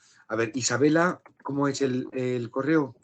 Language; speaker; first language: Spanish; native; Spanish